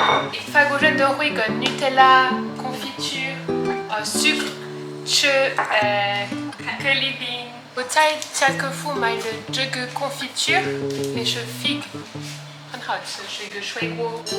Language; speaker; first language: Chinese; non-native, fluent; French